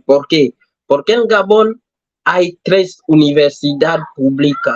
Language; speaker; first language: Spanish; non-native, learner; French